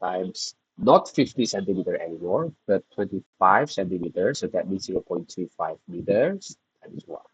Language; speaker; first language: English; non-native, fluent; Indonesian